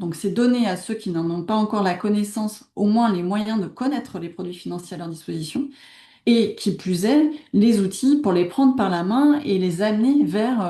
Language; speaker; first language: French; native; French